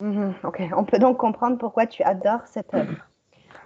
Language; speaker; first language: French; native; French